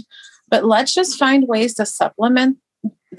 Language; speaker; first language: English; native; English